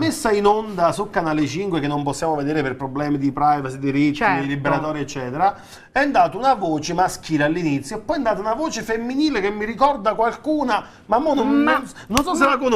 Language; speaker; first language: Italian; native; Italian